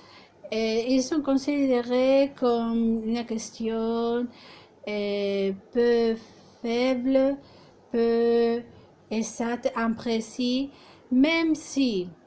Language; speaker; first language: French; non-native, fluent; Spanish